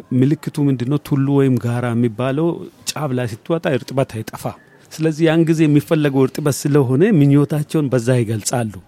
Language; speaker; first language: Amharic; non-native, local second language; Oromo